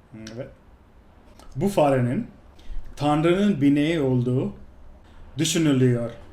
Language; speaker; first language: Turkish; non-native, fluent; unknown